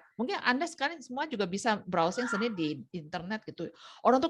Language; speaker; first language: Indonesian; native; Indonesian